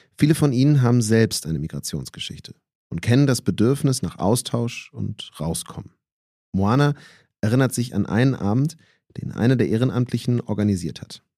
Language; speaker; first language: German; native; German